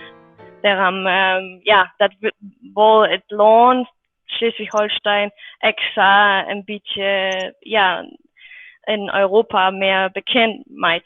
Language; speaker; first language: Dutch; non-native, learner; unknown